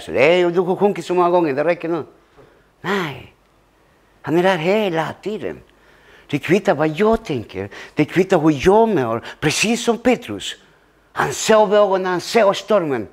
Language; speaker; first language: Swedish; early bilingual, other home language; Spanish